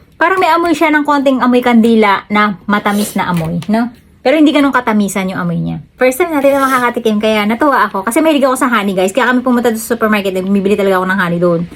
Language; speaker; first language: Filipino; native; Filipino